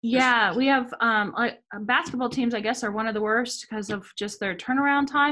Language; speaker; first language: English; native; English